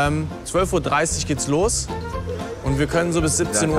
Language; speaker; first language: German; native; German